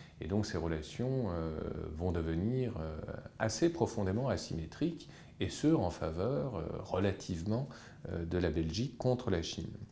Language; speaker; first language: French; native; French